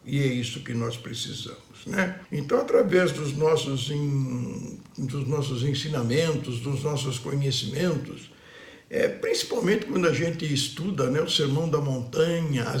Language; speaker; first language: Portuguese; native; Portuguese